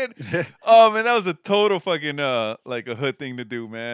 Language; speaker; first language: English; early bilingual, other home language; Spanish